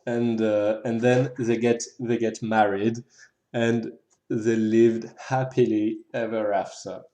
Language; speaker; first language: English; non-native, fluent; French